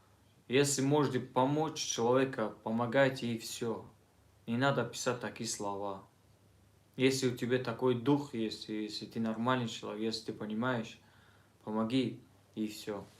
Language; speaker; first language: Russian; non-native, learner; Tajik